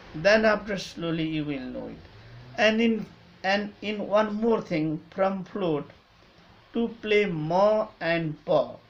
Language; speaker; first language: English; non-native, local second language; Nepali